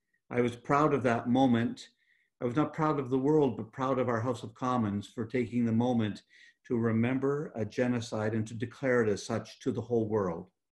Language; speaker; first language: English; native; English